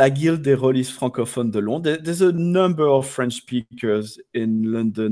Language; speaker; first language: English; non-native, fluent; French